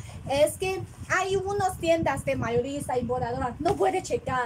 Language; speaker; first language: Spanish; non-native, learner; Chinese